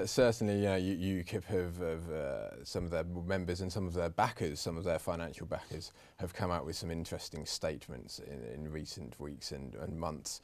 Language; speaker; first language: English; native; English